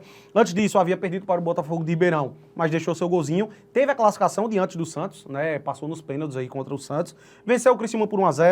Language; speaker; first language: Portuguese; native; Portuguese